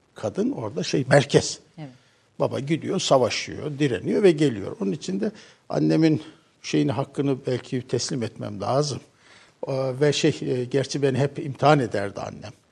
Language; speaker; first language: Turkish; native; Turkish